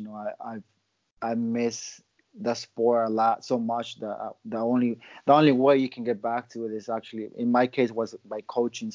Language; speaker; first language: English; non-native, fluent; Spanish